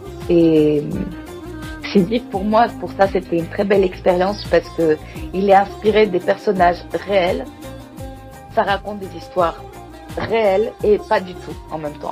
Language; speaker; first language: French; non-native, fluent; Greek